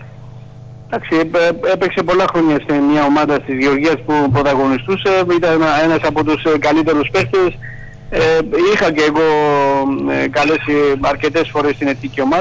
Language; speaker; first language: Greek; non-native, fluent; Georgian